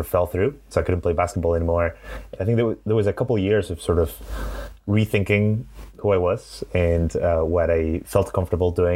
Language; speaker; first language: English; non-native, fluent; Spanish